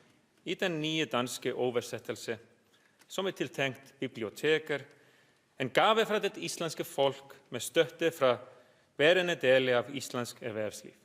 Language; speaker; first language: Danish; non-native, fluent; Icelandic